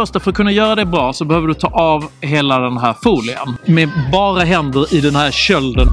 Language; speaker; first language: Swedish; native; Swedish